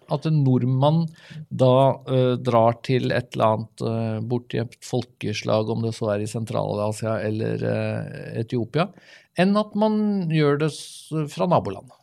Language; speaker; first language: Norwegian; native; Norwegian